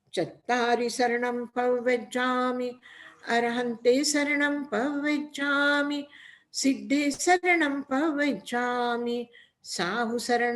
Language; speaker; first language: Hindi; non-native, local second language; Gujarati